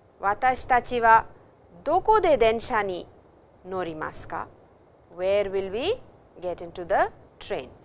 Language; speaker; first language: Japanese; non-native, fluent; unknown